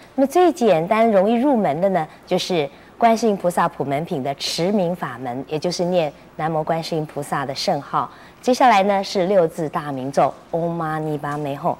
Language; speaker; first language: Chinese; native; Chinese